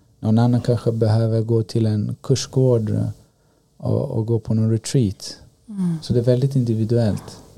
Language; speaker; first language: Swedish; early bilingual, other home language; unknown